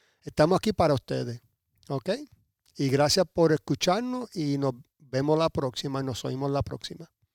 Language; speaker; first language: Spanish; early bilingual, heritage; Spanish